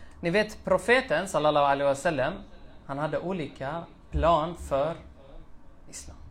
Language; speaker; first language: Swedish; early bilingual, other home language; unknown